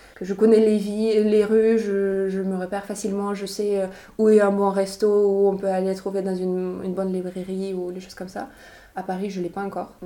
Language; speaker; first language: French; non-native, fluent; Russian